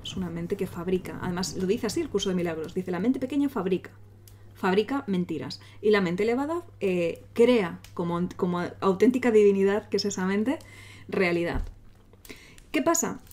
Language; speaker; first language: Spanish; native; Spanish